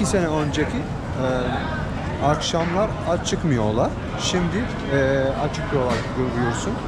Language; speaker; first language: Turkish; non-native, learner; Arabic